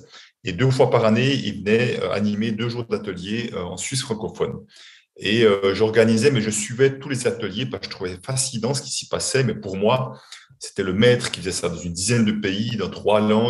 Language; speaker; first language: French; native; French